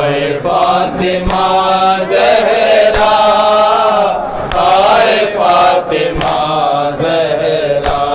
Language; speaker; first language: Urdu; native; Urdu